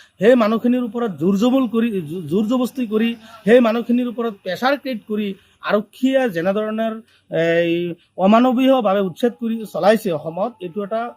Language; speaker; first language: Assamese; non-native, local second language; Bangla